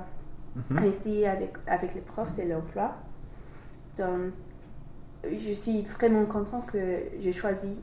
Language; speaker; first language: French; non-native, learner; English